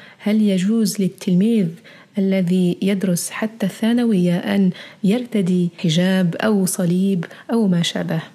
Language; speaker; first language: Arabic; early bilingual, heritage; Arabic